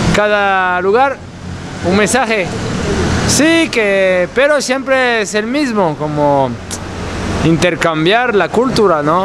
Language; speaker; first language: Spanish; non-native, learner; French